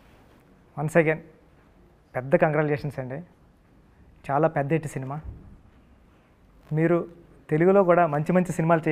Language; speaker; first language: Telugu; native; Telugu